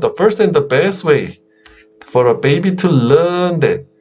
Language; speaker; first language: English; non-native, fluent; Korean